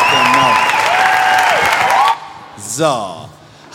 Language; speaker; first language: German; native; German